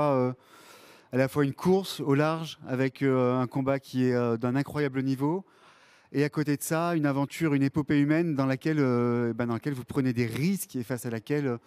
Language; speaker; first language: French; native; French